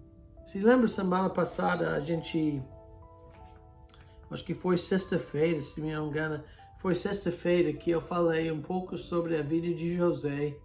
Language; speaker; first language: Portuguese; non-native, fluent; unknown